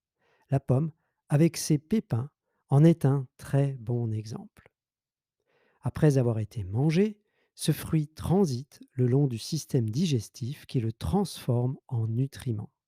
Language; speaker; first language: French; native; French